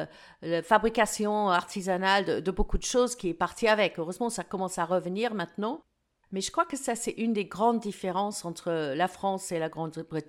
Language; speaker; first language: French; non-native, fluent; English